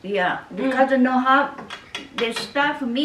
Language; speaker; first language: English; non-native, learner; Japanese